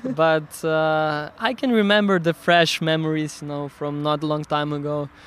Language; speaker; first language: English; non-native, fluent; Slovenian